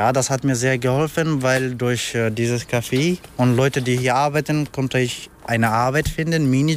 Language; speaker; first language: German; non-native, fluent; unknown